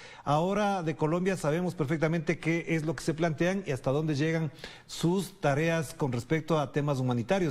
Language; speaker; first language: Spanish; native; Spanish